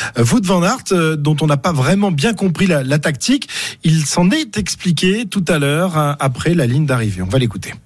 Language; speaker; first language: French; native; French